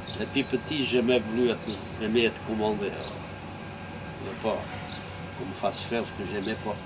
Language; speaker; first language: French; non-native, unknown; Portuguese